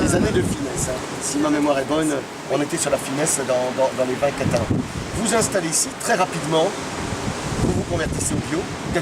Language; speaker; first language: French; native; French